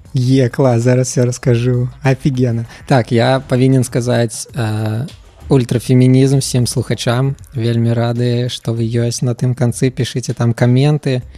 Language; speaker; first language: Belarusian; non-native, local second language; Russian